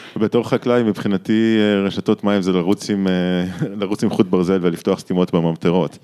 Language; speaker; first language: Hebrew; native; Hebrew